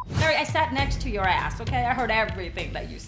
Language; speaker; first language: English; native; English